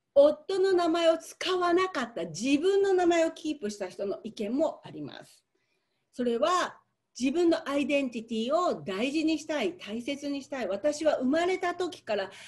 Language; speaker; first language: Japanese; native; Japanese